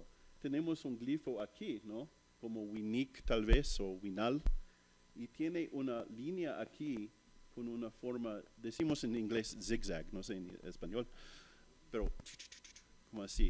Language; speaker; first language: Spanish; non-native, fluent; English